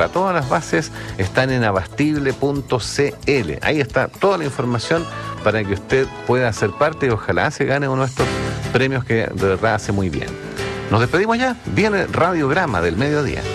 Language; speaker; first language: Spanish; native; Spanish